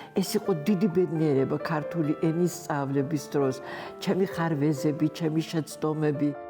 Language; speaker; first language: Georgian; non-native, fluent; Adyghe